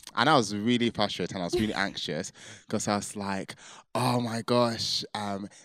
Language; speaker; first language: English; early bilingual, other home language; Yoruba